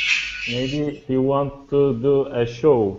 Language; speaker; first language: English; non-native, learner; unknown